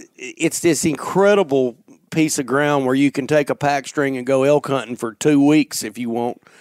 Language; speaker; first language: English; native; English